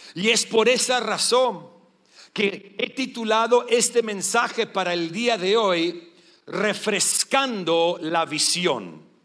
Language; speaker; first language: Spanish; non-native, fluent; English